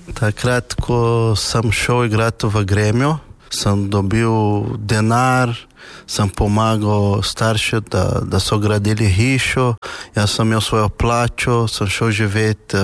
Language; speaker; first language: Slovenian; non-native, fluent; Portuguese